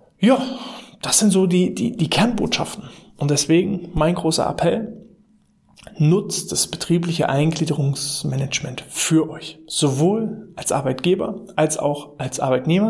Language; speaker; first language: German; native; German